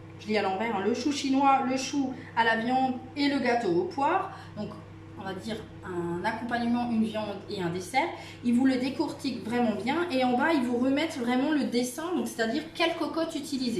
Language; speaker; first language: French; native; French